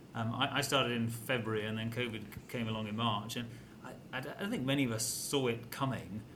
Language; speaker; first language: English; native; English